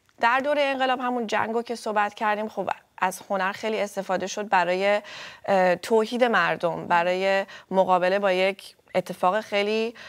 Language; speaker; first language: Persian; native; Persian